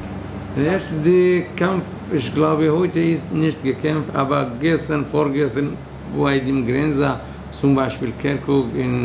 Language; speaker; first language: German; non-native, learner; Kurdish